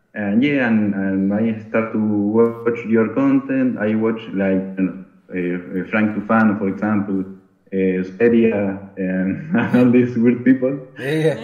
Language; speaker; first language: English; non-native, learner; Spanish